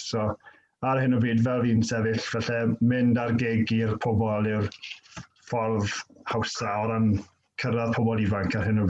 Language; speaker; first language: Welsh; native; Welsh